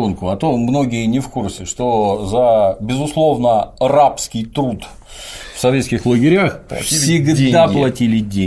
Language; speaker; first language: Russian; native; Russian